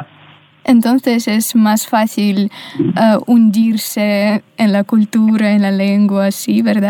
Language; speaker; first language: Spanish; non-native, fluent; Russian